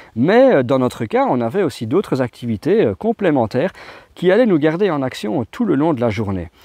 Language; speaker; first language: French; native; French